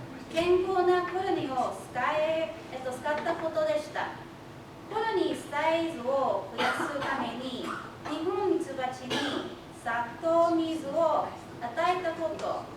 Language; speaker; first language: Japanese; non-native, fluent; English